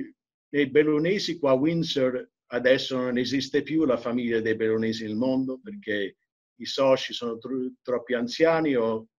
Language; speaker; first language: Italian; early bilingual, heritage; English